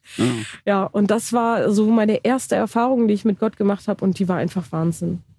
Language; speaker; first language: German; early bilingual, other home language; Turkish